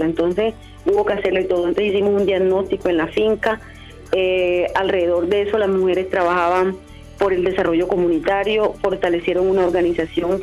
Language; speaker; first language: Spanish; native; Spanish